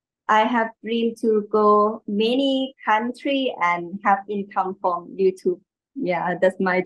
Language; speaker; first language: English; non-native, learner; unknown